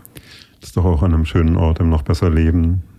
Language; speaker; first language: German; native; German